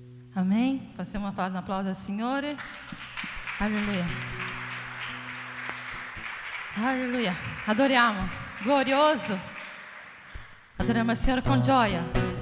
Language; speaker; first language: Italian; non-native, fluent; Portuguese